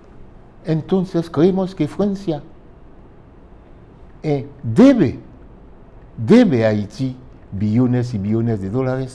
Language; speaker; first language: Spanish; non-native, fluent; French